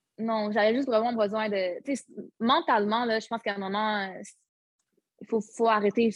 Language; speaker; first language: French; early bilingual, other home language; Arabic